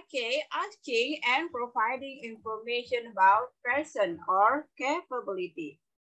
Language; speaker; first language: English; non-native, learner; Indonesian